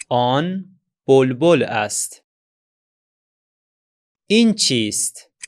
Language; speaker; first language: Persian; non-native, fluent; Azerbaijani